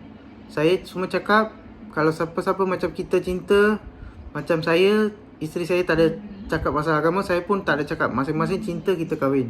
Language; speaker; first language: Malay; non-native, local second language; Tamil